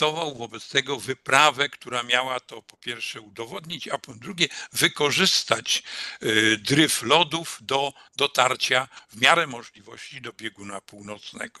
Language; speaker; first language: Polish; native; Polish